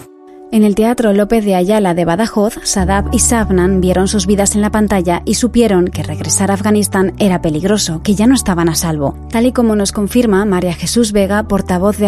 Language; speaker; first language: Spanish; native; Spanish